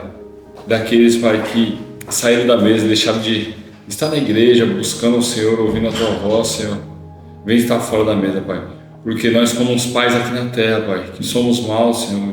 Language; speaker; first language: Portuguese; native; Portuguese